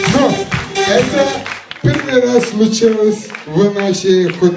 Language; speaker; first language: Russian; non-native, learner; Turkish